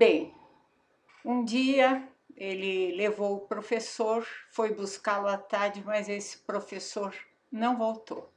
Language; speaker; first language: Portuguese; native; Portuguese